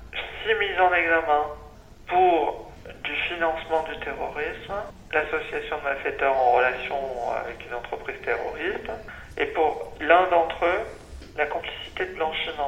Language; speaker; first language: French; native; French